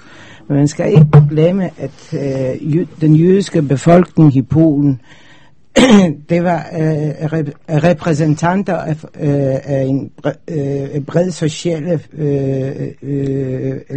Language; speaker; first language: Danish; non-native, fluent; Polish